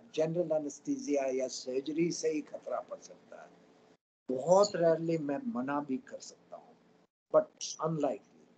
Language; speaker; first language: Hindi; non-native, local second language; Tamil